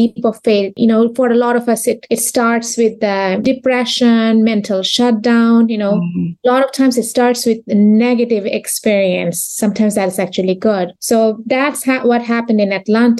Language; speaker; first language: English; non-native, local second language; Bangla